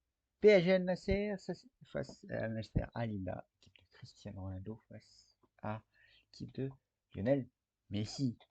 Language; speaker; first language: French; native; French